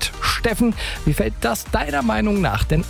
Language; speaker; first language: German; native; German